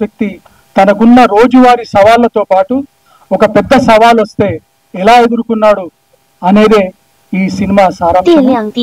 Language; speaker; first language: Telugu; native; Telugu